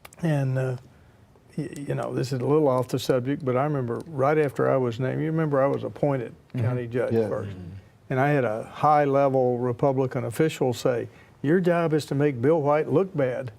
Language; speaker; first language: English; native; English